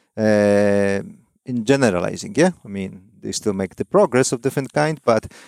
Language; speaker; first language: English; non-native, fluent; Polish